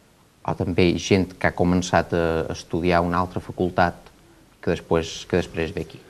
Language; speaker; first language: Catalan; native; Catalan